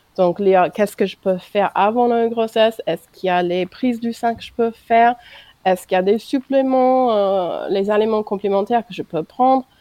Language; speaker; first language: French; non-native, fluent; English